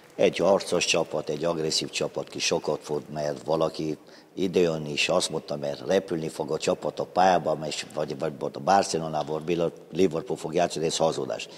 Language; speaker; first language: Hungarian; non-native, learner; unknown